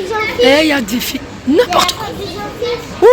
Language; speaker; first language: French; native; French